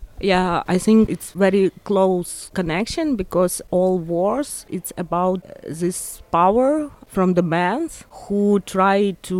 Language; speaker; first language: English; non-native, learner; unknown